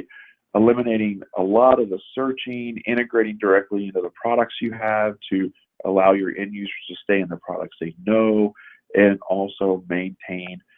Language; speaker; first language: English; native; English